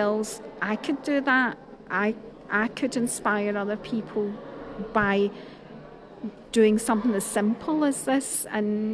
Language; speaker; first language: English; native; English